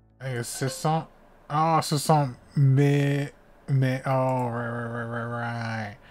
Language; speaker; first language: French; non-native, learner; English